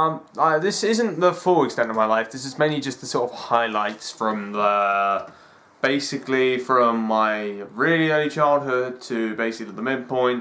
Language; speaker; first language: English; native; English